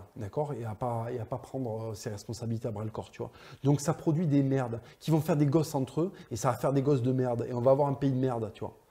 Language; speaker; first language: French; native; French